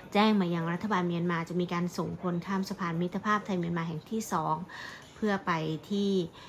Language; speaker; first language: Thai; native; Thai